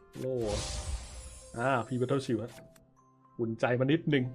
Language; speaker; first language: Thai; native; Thai